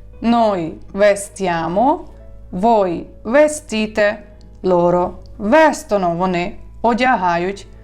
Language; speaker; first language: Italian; non-native, fluent; Ukrainian